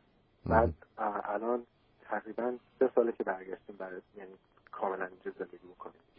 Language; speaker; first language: Persian; early bilingual, heritage; Persian